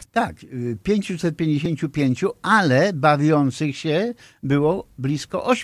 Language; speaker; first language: Polish; native; Polish